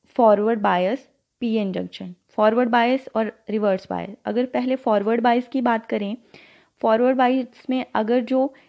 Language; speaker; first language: Hindi; native; Hindi